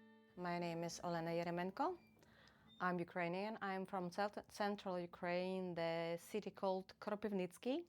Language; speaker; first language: English; non-native, fluent; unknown